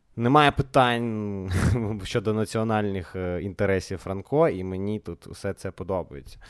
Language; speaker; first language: Ukrainian; non-native, local second language; Russian